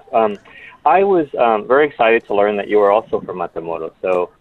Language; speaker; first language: English; early bilingual, other home language; Spanish